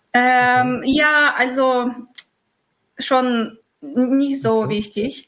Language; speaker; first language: German; non-native, fluent; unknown